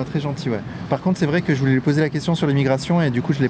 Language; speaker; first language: French; native; French